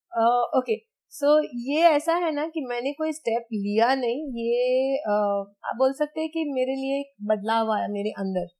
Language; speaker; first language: Hindi; non-native, local second language; Gujarati